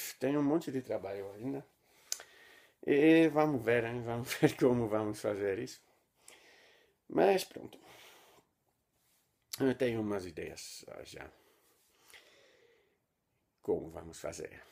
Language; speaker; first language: Portuguese; non-native, learner; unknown